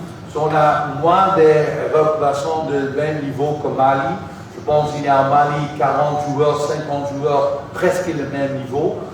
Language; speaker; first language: French; non-native, fluent; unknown